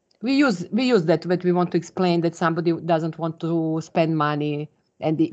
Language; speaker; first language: English; non-native, fluent; Serbian